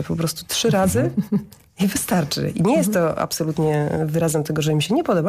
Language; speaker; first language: Polish; native; Polish